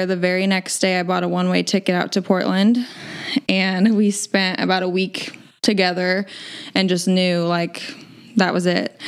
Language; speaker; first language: English; native; English